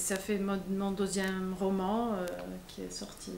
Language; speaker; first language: French; non-native, fluent; Italian